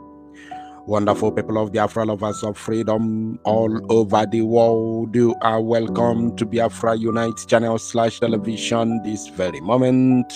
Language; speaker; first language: English; non-native, local second language; Igbo